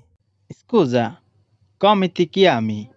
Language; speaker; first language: Italian; non-native, learner; Bangla